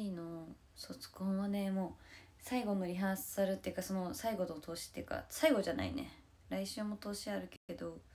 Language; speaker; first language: Japanese; native; Japanese